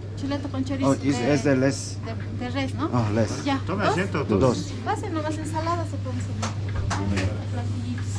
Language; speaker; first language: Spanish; non-native, learner; Korean